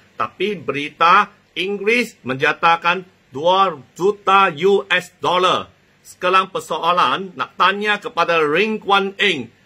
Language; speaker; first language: Malay; non-native, local second language; Chinese